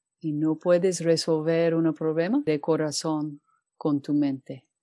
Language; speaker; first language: Spanish; non-native, fluent; English